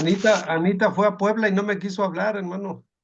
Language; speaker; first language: Spanish; native; Spanish